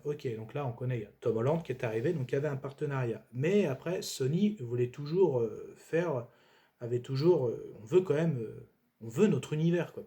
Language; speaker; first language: French; native; French